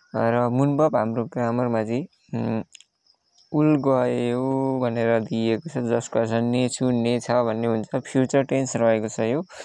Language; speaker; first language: Nepali; native; Nepali